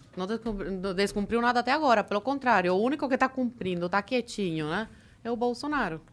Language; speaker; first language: Portuguese; early bilingual, other home language; Spanish